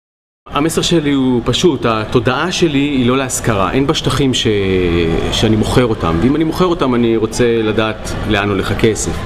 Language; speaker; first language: Hebrew; native; Hebrew